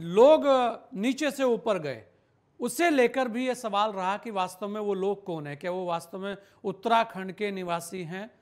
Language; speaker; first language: Hindi; native; Hindi